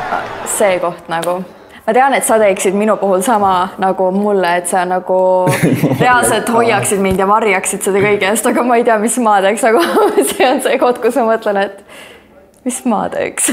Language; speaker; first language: Estonian; native; Estonian